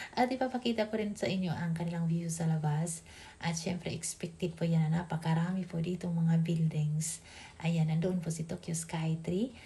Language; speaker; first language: Filipino; native; Filipino